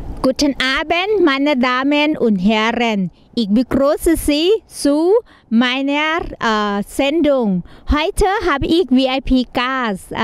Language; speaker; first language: German; non-native, learner; Thai